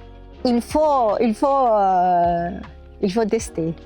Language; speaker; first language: French; non-native, learner; Spanish